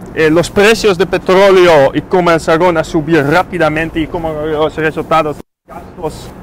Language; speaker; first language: Spanish; non-native, learner; Dutch